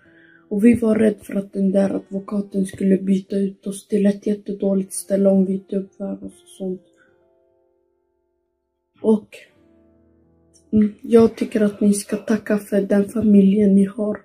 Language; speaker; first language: Swedish; early bilingual, other home language; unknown